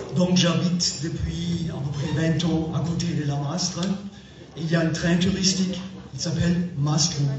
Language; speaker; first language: French; non-native, fluent; German